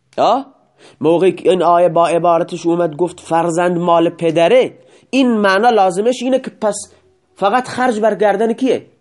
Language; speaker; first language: Persian; non-native, local second language; Baluchi